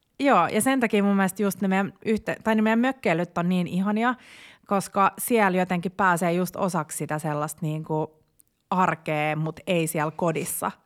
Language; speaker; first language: Finnish; native; Finnish